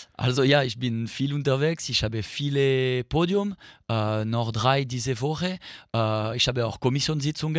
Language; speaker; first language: German; non-native, learner; French